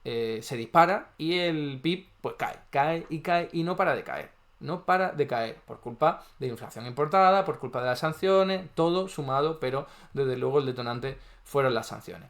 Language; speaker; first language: Spanish; native; Spanish